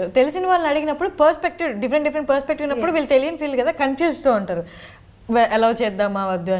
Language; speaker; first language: Telugu; native; Telugu